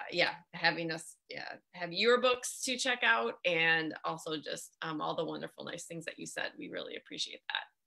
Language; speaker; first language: English; native; English